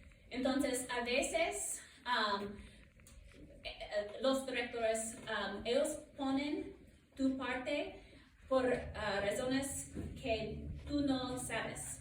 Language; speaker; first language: Spanish; non-native, learner; English